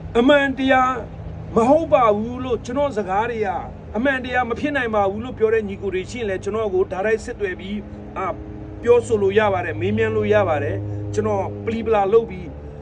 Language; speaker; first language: Burmese; non-native, local second language; Nepali